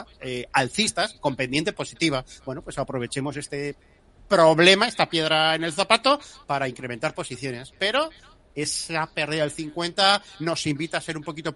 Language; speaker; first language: Spanish; native; Spanish